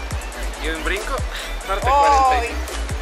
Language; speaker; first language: Spanish; native; Spanish